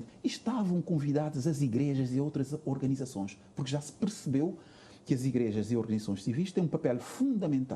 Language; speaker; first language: Portuguese; non-native, local second language; Kabuverdianu